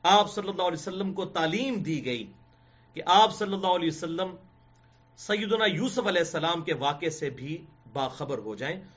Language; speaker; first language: Urdu; non-native, local second language; Punjabi